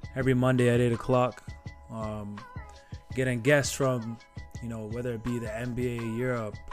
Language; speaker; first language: English; native; English